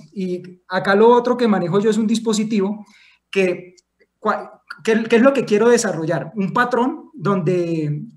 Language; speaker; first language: Spanish; native; Spanish